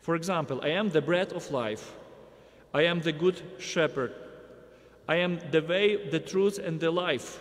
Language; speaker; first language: English; non-native, fluent; Ukrainian